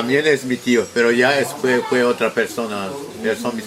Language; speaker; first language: Spanish; non-native, local second language; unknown